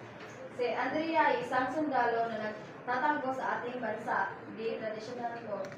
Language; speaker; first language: Filipino; native; Filipino